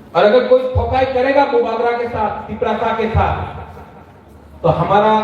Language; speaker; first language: Hindi; non-native, local second language; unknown